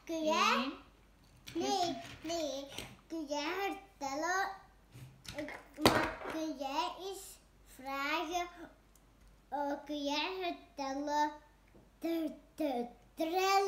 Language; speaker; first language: Dutch; early bilingual, other home language; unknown